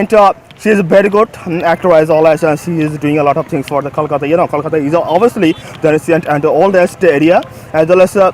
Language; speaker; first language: English; non-native, fluent; Bangla